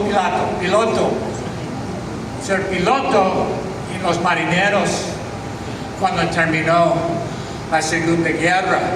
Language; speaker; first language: Spanish; non-native, fluent; English